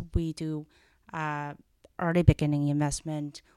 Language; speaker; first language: English; non-native, fluent; Chinese